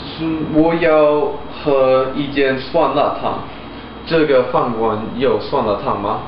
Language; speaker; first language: Chinese; non-native, learner; English